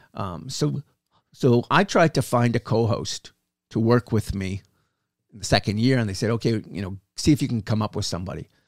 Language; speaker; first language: English; native; English